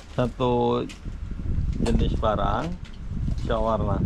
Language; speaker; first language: Indonesian; native; Indonesian